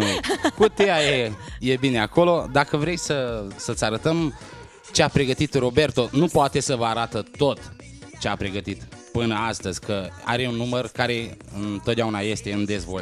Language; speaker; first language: Romanian; native; Romanian